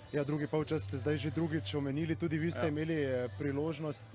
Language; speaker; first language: Slovenian; native; Slovenian